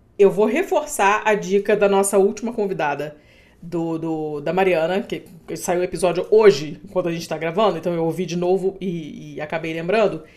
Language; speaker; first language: Portuguese; native; Portuguese